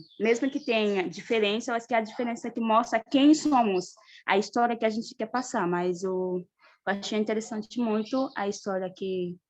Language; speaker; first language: Portuguese; non-native, fluent; Haitian Creole